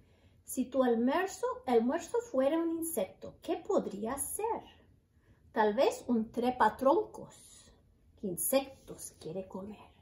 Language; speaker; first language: Spanish; early bilingual, heritage; Spanish